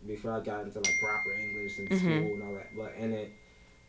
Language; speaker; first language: English; early bilingual, other home language; Lingala